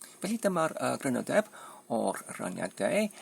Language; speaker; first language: Welsh; non-native, learner; Polish